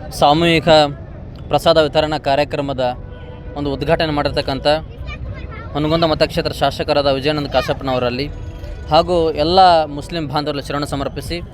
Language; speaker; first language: Kannada; native; Kannada